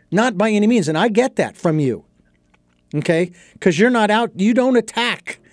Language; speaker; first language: English; native; English